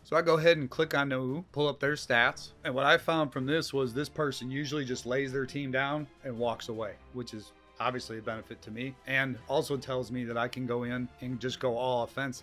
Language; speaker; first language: English; native; English